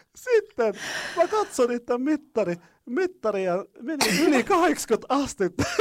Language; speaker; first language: Finnish; non-native, fluent; Arabic